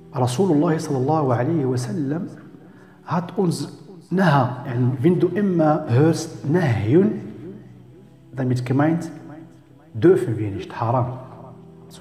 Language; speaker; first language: German; non-native, learner; Arabic